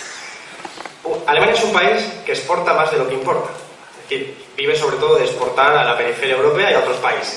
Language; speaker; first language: Spanish; native; Spanish